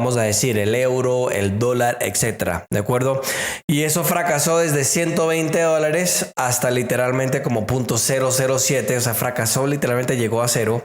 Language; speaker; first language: Spanish; native; Spanish